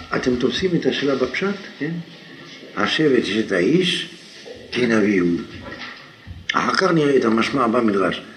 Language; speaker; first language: Hebrew; non-native, fluent; French